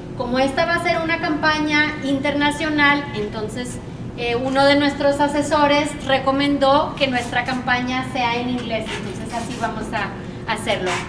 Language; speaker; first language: Spanish; native; Spanish